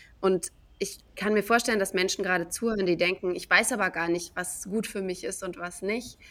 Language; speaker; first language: German; native; German